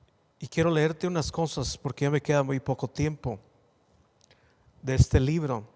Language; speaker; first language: Spanish; native; Spanish